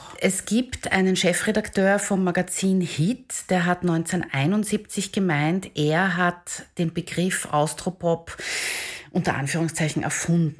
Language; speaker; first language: German; native; German